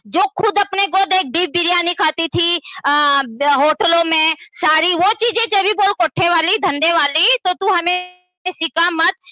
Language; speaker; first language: Hindi; native; Hindi